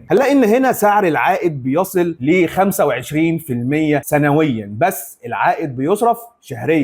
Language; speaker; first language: Arabic; native; Arabic